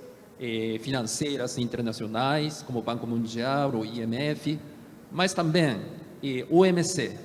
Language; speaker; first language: Portuguese; non-native, fluent; Japanese